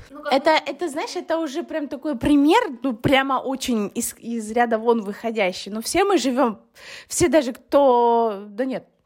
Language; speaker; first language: Russian; early bilingual, other home language; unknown